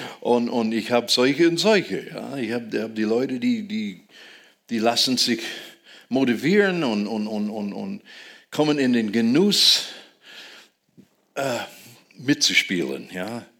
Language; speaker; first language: German; non-native, fluent; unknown